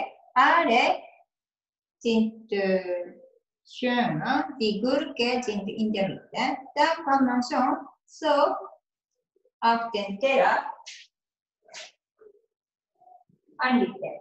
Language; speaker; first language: German; non-native, learner; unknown